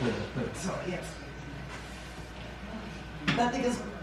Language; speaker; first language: German; non-native, learner; Filipino